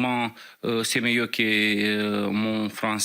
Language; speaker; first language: French; non-native, fluent; Romanian